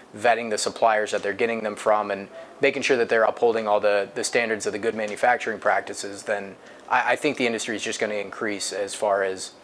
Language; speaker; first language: English; native; English